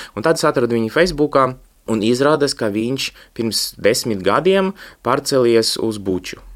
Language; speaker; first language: Latvian; non-native, local second language; Russian